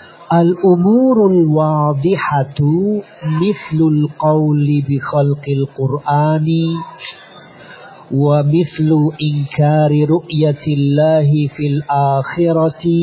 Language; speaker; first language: Arabic; non-native, fluent; Indonesian